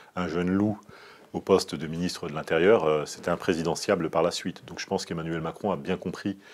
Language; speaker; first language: French; native; French